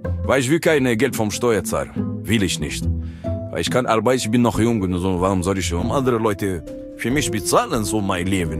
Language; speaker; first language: German; non-native, learner; French